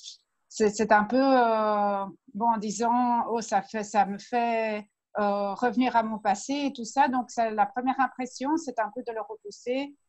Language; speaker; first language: French; non-native, fluent; Spanish